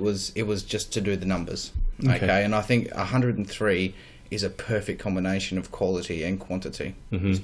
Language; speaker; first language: English; native; English